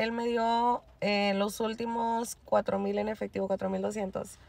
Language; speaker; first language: Spanish; native; Spanish